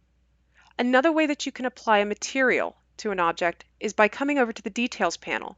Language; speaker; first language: English; native; English